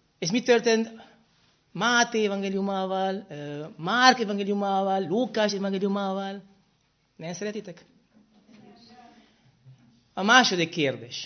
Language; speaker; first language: Hungarian; non-native, fluent; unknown